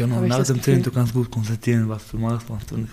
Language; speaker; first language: German; non-native, learner; Baluchi